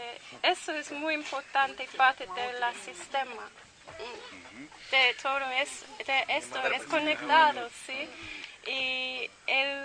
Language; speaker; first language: Spanish; non-native, learner; English